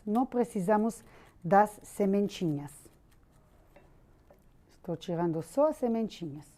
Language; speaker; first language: Portuguese; non-native, fluent; Hebrew